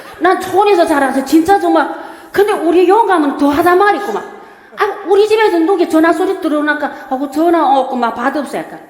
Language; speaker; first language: Korean; native; Korean